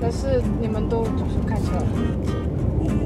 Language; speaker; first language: Chinese; non-native, fluent; Russian